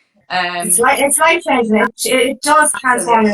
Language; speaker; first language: English; native; English